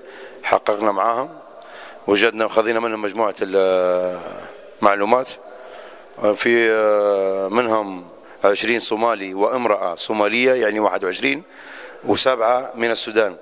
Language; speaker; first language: Arabic; native; Arabic